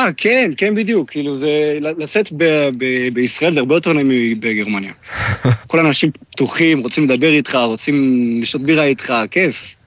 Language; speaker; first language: Hebrew; non-native, fluent; German